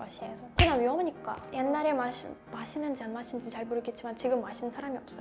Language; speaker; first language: Korean; non-native, fluent; Russian